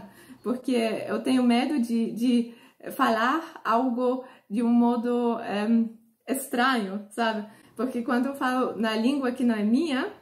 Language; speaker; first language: Portuguese; non-native, fluent; Polish